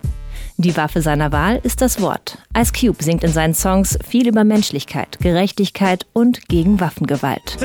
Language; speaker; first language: German; native; German